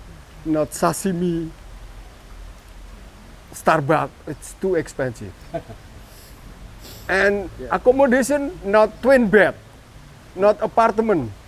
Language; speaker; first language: English; non-native, learner; Indonesian